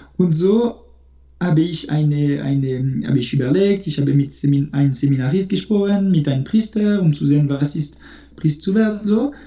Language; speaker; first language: German; non-native, local second language; French